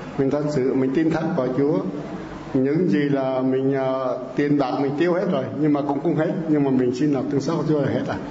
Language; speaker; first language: Vietnamese; non-native, local second language; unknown